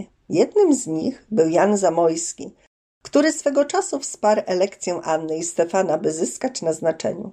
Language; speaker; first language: Polish; native; Polish